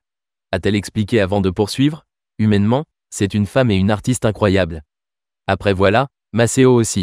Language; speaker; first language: French; native; French